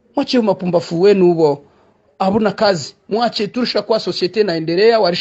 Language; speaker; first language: Swahili; non-native, local second language; Kinyarwanda